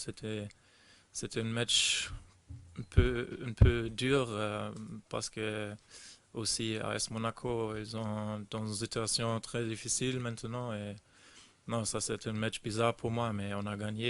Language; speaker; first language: French; non-native, fluent; German